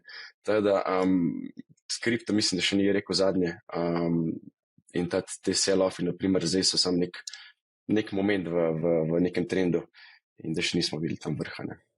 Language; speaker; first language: Slovenian; native; Slovenian